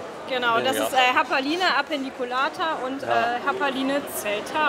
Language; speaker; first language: German; native; German